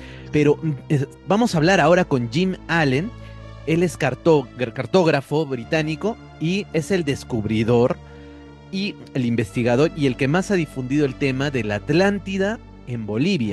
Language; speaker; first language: Spanish; native; Spanish